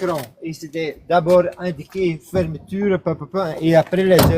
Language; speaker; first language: French; non-native, fluent; Dutch